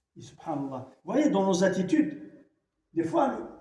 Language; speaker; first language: French; non-native, local second language; Arabic